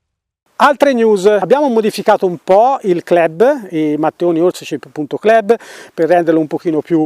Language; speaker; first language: Italian; native; Italian